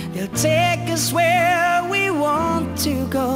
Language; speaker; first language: English; non-native, learner; Indonesian